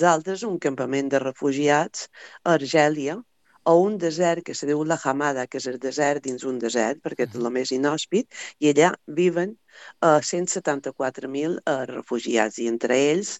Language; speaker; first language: Catalan; native; Catalan